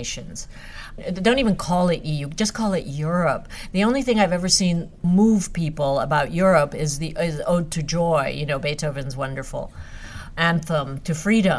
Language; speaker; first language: English; non-native, fluent; Hungarian